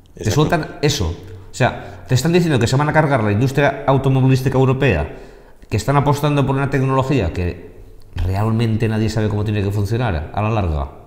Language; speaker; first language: Spanish; non-native, local second language; Catalan